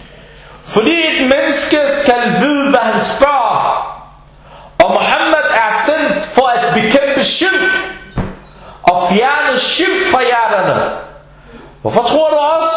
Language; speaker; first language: Danish; non-native, fluent; Arabic